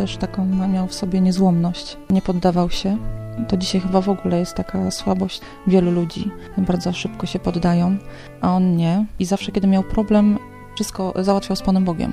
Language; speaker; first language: Polish; native; Polish